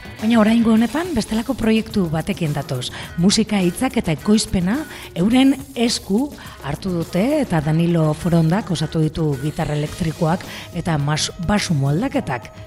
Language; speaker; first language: Basque; native; Basque